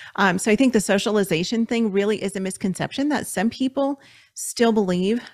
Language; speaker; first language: English; native; English